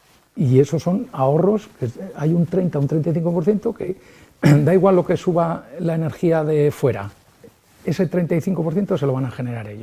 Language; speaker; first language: Spanish; native; Spanish